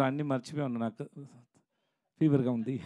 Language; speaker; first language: Telugu; non-native, learner; Tamil